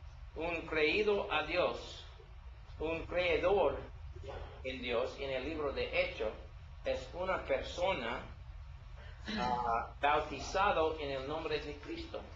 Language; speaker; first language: Spanish; non-native, learner; English